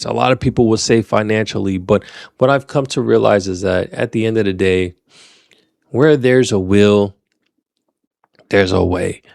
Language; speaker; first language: English; native; English